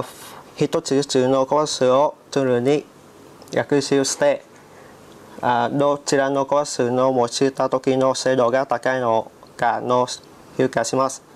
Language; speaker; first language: Japanese; non-native, learner; Vietnamese